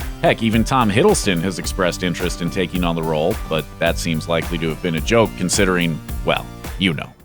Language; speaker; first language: English; native; English